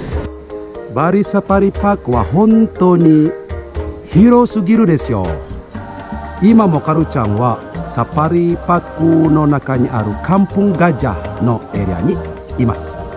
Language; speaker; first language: Japanese; non-native, fluent; Indonesian